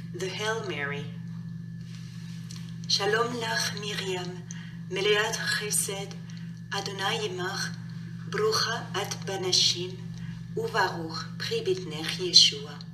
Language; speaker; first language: Hebrew; non-native, learner; English